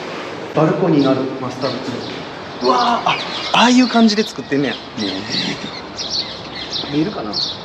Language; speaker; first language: Japanese; native; Japanese